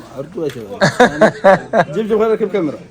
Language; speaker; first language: Arabic; non-native, learner; Urdu